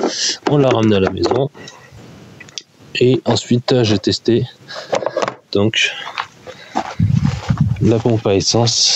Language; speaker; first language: French; native; French